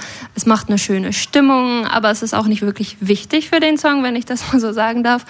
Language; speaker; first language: German; native; German